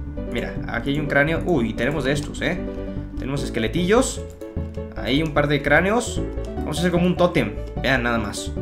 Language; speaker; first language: Spanish; native; Spanish